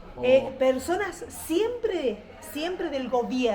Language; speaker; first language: Spanish; native; Spanish